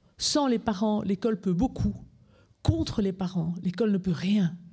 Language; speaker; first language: French; native; French